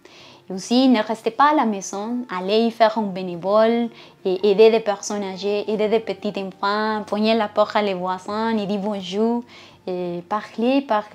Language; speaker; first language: French; non-native, learner; Spanish